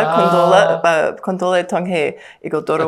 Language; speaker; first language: Korean; non-native, learner; English